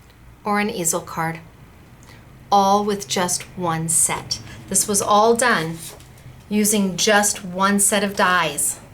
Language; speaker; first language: English; native; English